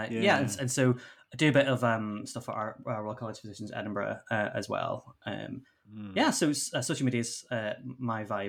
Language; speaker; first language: English; native; English